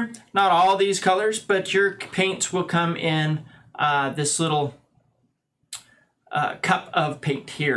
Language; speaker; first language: English; native; English